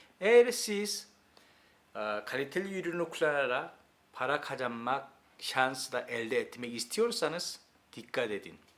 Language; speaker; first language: Turkish; non-native, learner; Korean